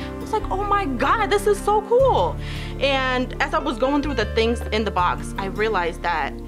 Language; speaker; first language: English; early bilingual, other home language; Ukrainian